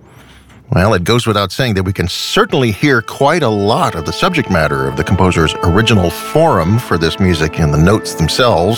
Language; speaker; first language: English; native; English